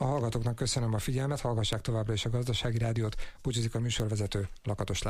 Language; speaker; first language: Hungarian; native; Hungarian